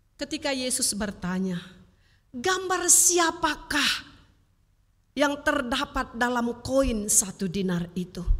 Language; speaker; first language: Indonesian; native; Indonesian